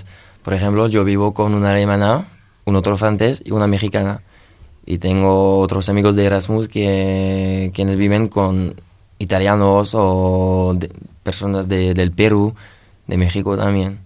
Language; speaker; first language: Spanish; non-native, learner; French